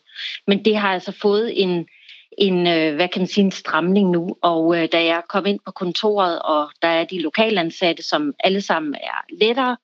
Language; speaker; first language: Danish; native; Danish